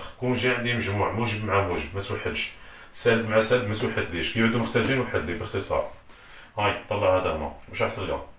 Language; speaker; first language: Arabic; native; Arabic